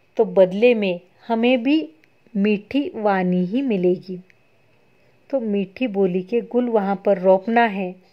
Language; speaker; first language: Hindi; non-native, local second language; Marathi